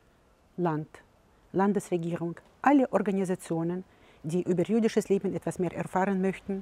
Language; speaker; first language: German; non-native, fluent; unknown